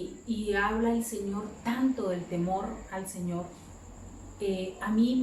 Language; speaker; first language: Spanish; native; Spanish